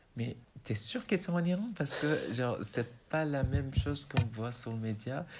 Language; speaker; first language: French; non-native, fluent; Persian